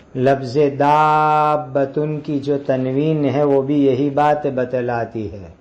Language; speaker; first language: Urdu; non-native, local second language; Gujarati